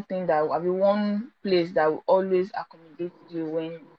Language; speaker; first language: English; non-native, local second language; Igbo